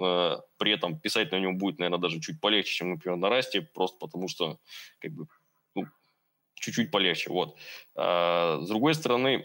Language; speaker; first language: Russian; native; Russian